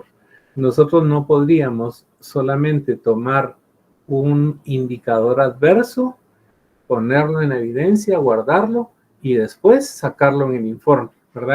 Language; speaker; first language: Spanish; native; Spanish